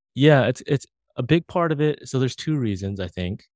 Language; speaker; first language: English; early bilingual, other home language; Filipino